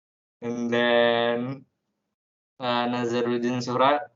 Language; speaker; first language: English; non-native, learner; Indonesian